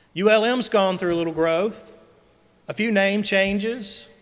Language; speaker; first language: English; native; English